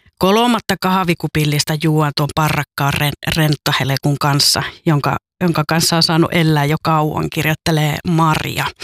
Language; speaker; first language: Finnish; native; Finnish